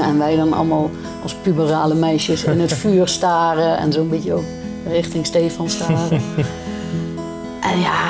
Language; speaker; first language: Dutch; native; Dutch